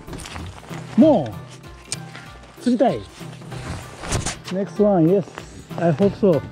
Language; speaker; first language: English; non-native, learner; Japanese